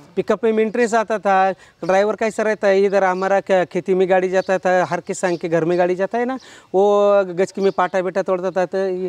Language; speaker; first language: Hindi; non-native, local second language; Marathi